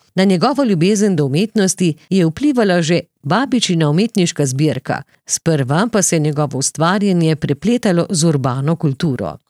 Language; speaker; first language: Slovenian; native; Slovenian